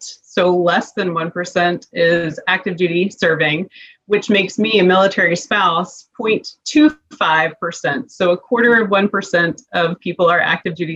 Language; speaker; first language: English; native; English